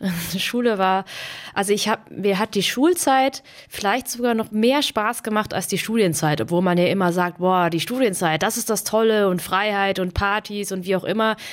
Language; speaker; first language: German; native; German